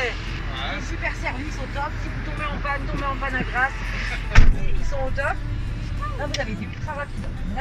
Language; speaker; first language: French; native; French